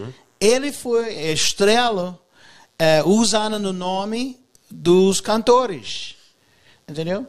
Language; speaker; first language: Portuguese; non-native, learner; English